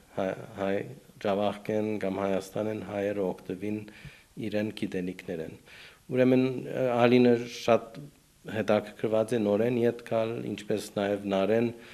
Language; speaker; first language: Armenian; early bilingual, heritage; Armenian